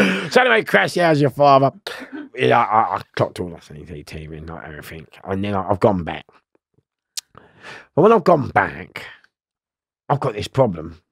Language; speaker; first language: English; native; English